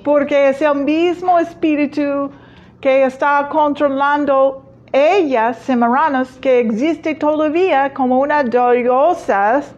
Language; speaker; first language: Spanish; non-native, fluent; English